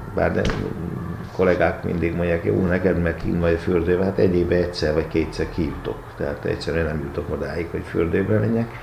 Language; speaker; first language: Hungarian; native; Hungarian